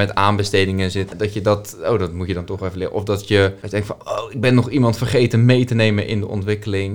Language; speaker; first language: Dutch; native; Dutch